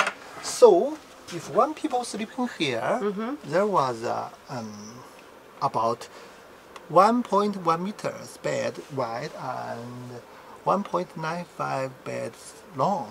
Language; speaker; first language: English; non-native, learner; Chinese